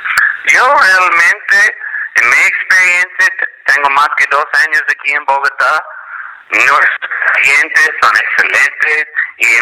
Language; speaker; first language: Spanish; non-native, fluent; English